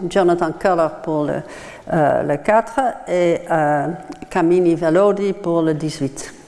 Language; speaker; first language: French; non-native, fluent; Dutch